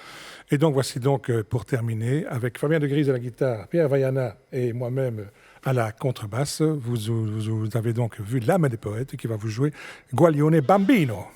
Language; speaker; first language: French; native; French